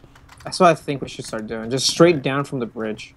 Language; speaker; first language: English; native; English